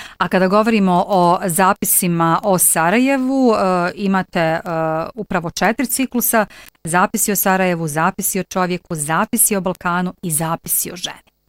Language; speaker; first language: Bosnian; native; Bosnian